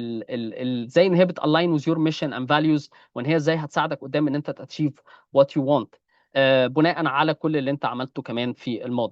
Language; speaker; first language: Arabic; native; Arabic